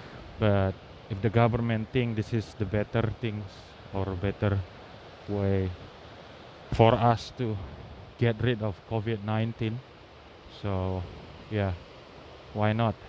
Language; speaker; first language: English; non-native, learner; Indonesian